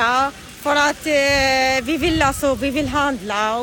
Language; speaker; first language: Swedish; non-native, fluent; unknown